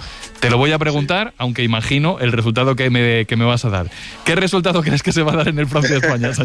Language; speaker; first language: Spanish; native; Spanish